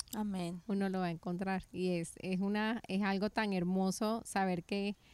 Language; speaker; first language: Spanish; native; Spanish